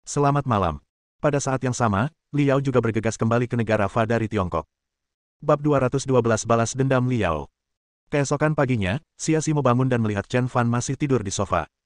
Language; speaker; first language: Indonesian; native; Indonesian